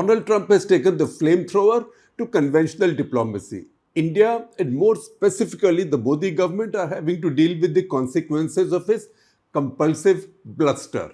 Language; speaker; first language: English; non-native, local second language; Hindi